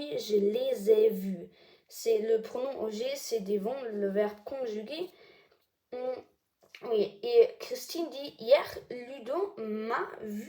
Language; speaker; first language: French; non-native, learner; German